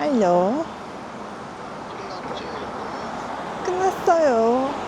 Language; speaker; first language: Korean; non-native, fluent; Turkish